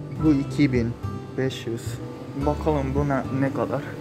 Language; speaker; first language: Turkish; non-native, fluent; Japanese